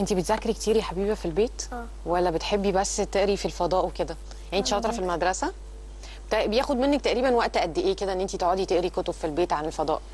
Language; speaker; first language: Arabic; native; Arabic